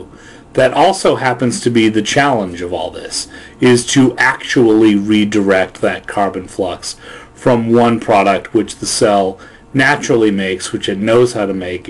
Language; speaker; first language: English; native; English